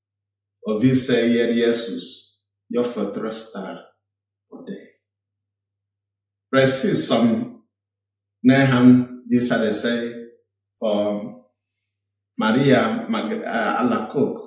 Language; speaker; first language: Swedish; non-native, fluent; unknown